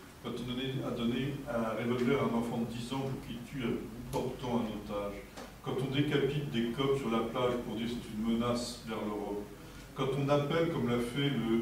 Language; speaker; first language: French; native; French